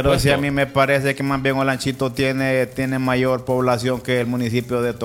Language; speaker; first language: Spanish; native; Spanish